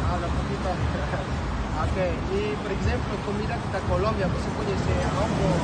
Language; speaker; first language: Portuguese; non-native, learner; French